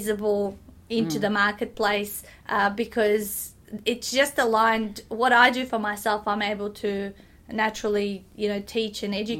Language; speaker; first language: English; non-native, fluent; Macedonian